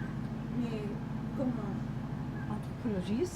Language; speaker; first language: French; non-native, learner; English